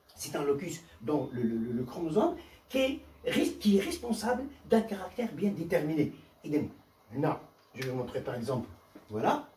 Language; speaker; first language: French; non-native, local second language; Arabic